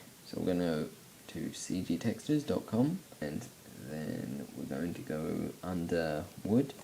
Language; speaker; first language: English; native; English